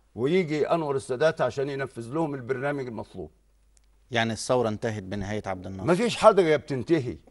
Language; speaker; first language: Arabic; native; Arabic